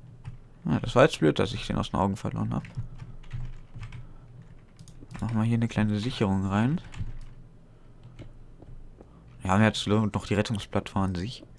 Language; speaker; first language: German; native; German